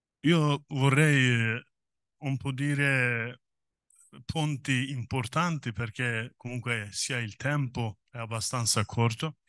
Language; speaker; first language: Italian; non-native, learner; Kurdish